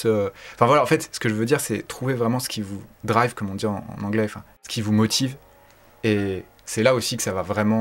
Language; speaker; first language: French; native; French